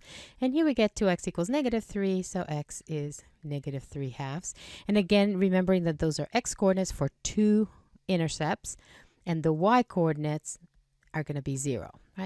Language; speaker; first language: English; native; English